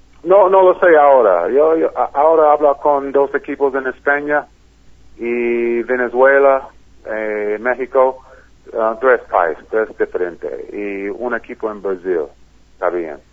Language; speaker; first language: Spanish; non-native, learner; English